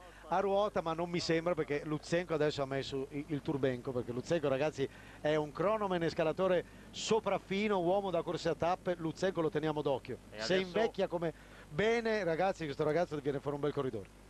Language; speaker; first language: Italian; native; Italian